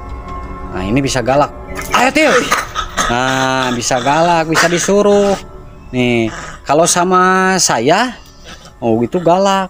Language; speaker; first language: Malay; non-native, local second language; Sundanese